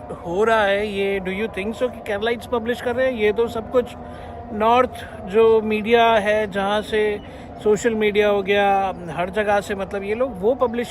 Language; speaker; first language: Hindi; non-native, local second language; Malayalam